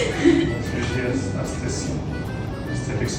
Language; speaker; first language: French; non-native, learner; Hindi